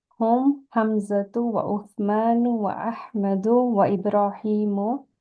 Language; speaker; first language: Arabic; non-native, learner; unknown